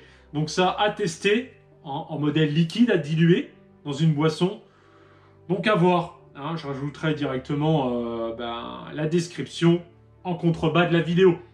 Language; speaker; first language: French; native; French